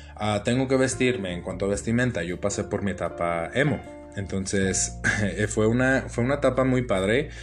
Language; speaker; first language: Spanish; early bilingual, heritage; Spanish